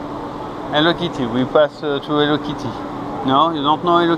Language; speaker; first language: English; non-native, fluent; French